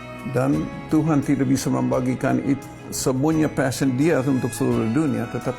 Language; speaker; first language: Indonesian; non-native, fluent; English